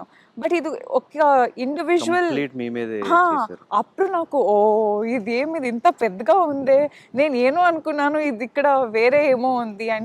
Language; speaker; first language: Telugu; non-native, learner; Kannada